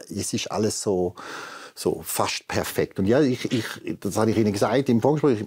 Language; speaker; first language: German; native; German